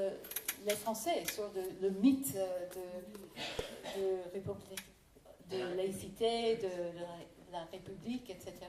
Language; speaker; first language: French; non-native, fluent; English